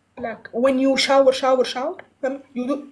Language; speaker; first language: English; non-native, learner; Arabic